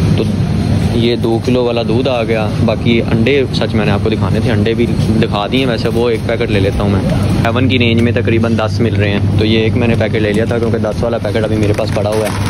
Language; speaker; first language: Urdu; native; Urdu